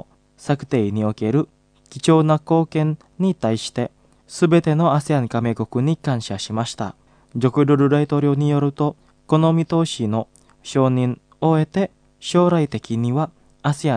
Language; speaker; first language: Japanese; non-native, fluent; Indonesian